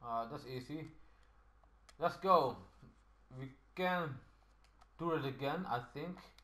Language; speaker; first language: English; non-native, learner; Dutch